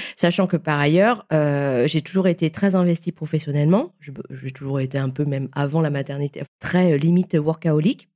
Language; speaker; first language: French; early bilingual, other home language; Vietnamese